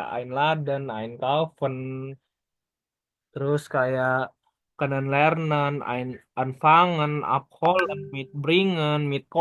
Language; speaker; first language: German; non-native, learner; Indonesian